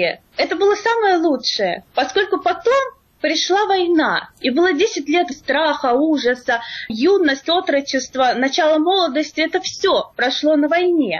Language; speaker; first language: Russian; native; Russian